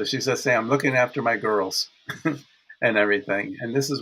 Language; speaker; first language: English; native; English